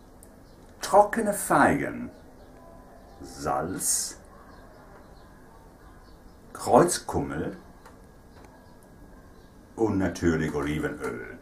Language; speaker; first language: German; non-native, fluent; Italian